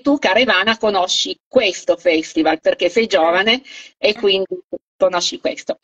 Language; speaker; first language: Italian; native; Italian